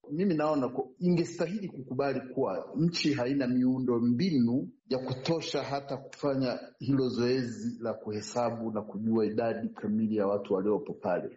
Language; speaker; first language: Swahili; non-native, local second language; Kinyarwanda